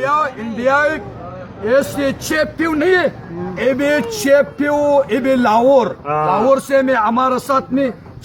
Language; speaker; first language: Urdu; non-native, local second language; Pashto